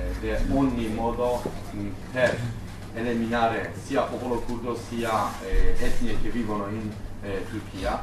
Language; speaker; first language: Italian; non-native, learner; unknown